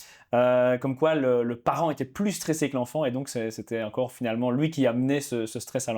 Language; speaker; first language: French; native; French